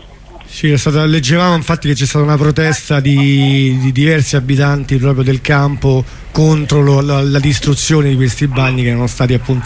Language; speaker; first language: Italian; native; Italian